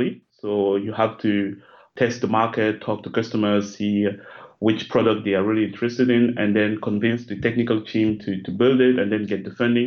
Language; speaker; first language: English; non-native, local second language; French